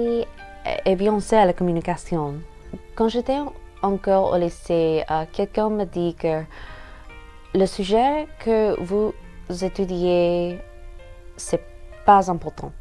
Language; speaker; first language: French; non-native, learner; English